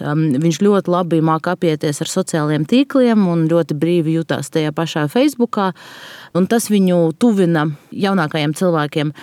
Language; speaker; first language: Latvian; non-native, local second language; Russian